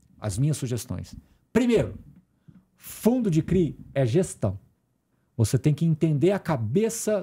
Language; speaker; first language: Portuguese; native; Portuguese